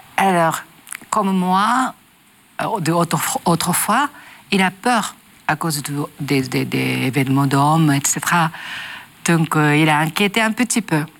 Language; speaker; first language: French; non-native, learner; Japanese